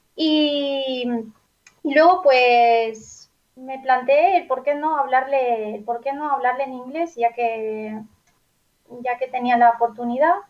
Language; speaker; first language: Spanish; non-native, local second language; Catalan